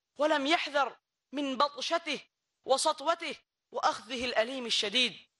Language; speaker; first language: Arabic; non-native, fluent; Bangla